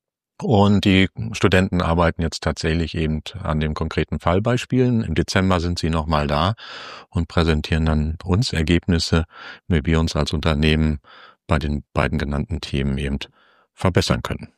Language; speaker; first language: German; native; German